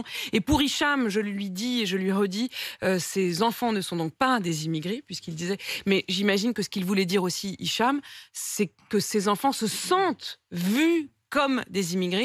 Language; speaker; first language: French; native; French